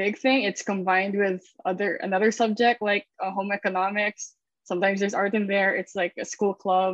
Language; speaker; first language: English; non-native, local second language; Filipino